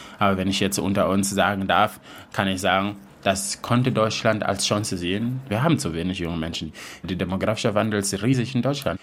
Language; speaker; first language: German; non-native, fluent; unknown